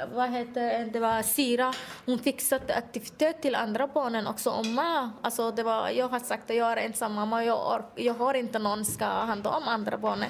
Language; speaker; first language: Swedish; non-native, learner; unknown